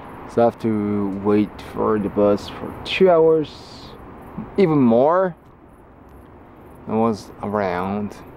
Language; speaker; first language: English; non-native, fluent; Japanese